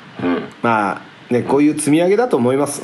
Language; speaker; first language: Japanese; native; Japanese